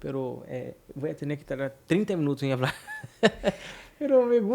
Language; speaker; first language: Spanish; non-native, fluent; Portuguese